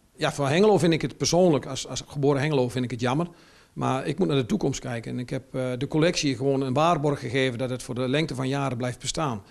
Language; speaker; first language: Dutch; native; Dutch